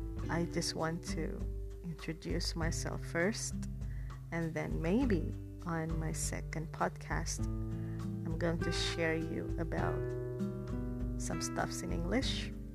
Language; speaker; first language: English; non-native, fluent; Indonesian